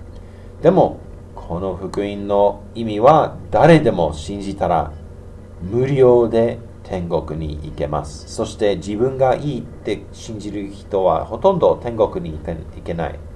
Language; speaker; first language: Japanese; non-native, learner; English